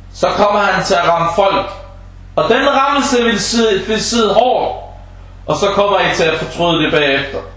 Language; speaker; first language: Danish; early bilingual, other home language; Arabic